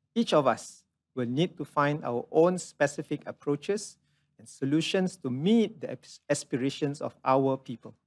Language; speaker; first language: English; non-native, local second language; Malay